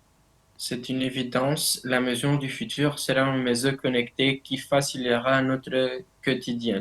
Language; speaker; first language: French; non-native, learner; Romanian